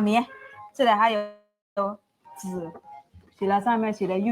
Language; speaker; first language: Chinese; non-native, learner; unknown